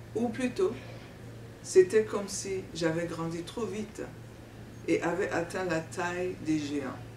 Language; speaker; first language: French; non-native, local second language; Duala